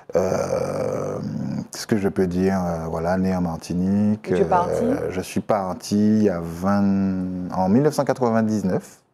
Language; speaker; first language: French; native; French